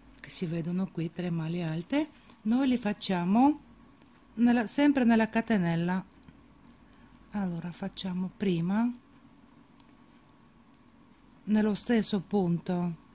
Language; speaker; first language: Italian; non-native, fluent; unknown